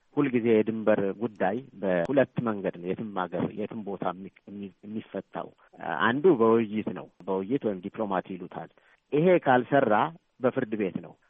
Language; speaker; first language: Amharic; non-native, local second language; Tigrinya